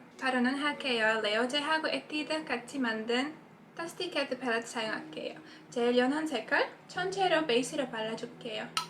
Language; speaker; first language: Korean; non-native, fluent; Latvian